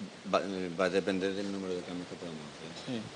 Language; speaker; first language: Spanish; native; Spanish